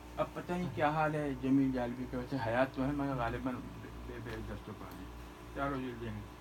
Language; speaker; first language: Urdu; native; Urdu